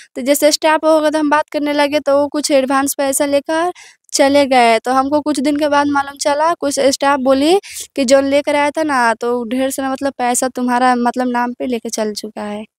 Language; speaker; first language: Hindi; native; Hindi